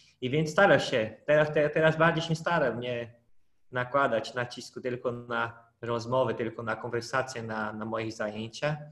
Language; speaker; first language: Polish; non-native, fluent; Portuguese